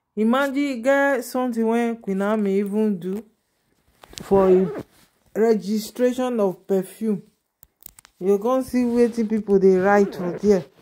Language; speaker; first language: Nigerian Pidgin; non-native, local second language; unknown